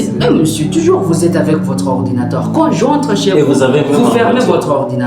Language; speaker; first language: French; non-native, learner; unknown